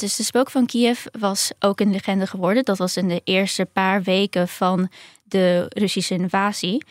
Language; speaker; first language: Dutch; early bilingual, other home language; Ukrainian